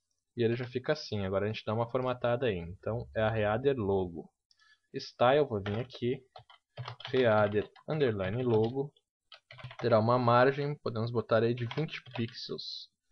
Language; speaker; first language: Portuguese; native; Portuguese